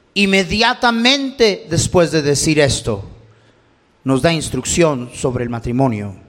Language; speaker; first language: Spanish; early bilingual, heritage; Spanish